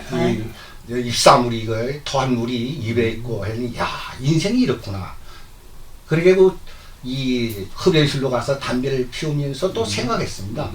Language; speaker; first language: Korean; native; Korean